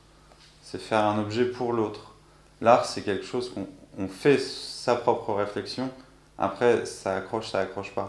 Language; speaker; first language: French; native; French